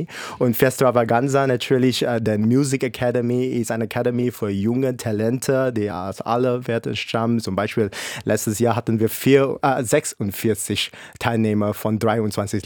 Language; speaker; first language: German; non-native, fluent; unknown